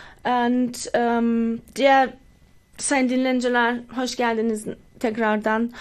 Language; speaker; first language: Turkish; early bilingual, heritage; Turkish